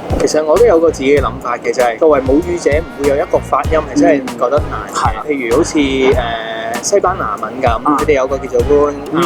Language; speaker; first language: Cantonese; native; Cantonese